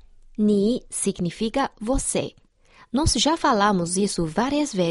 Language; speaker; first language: Portuguese; non-native, fluent; Chinese